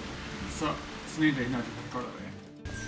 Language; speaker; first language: Welsh; native; Welsh